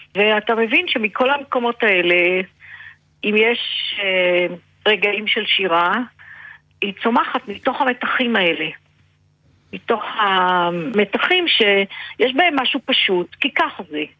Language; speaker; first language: Hebrew; native; Hebrew